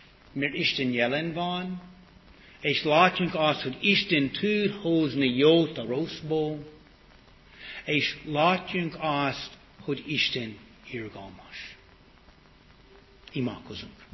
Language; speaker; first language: Hungarian; early bilingual, heritage; English